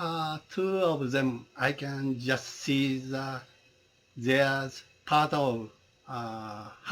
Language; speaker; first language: English; non-native, learner; Japanese